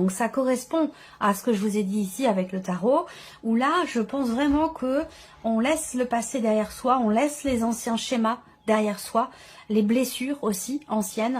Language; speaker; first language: French; native; French